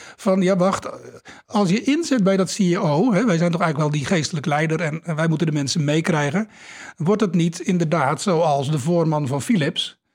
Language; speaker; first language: Dutch; native; Dutch